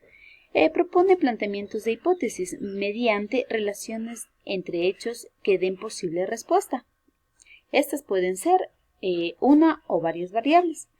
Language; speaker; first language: Spanish; native; Spanish